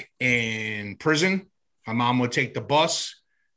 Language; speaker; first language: English; native; English